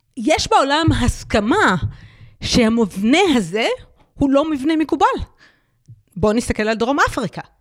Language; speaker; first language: Hebrew; non-native, local second language; Arabic